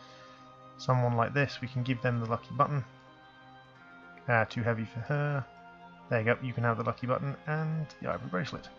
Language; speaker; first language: English; native; English